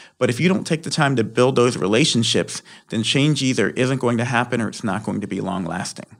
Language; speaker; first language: English; native; English